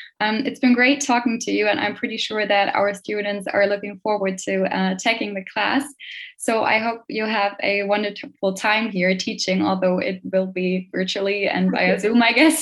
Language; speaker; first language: English; non-native, fluent; German